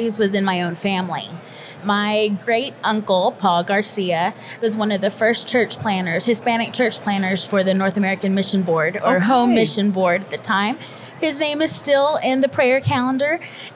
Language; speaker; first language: English; native; English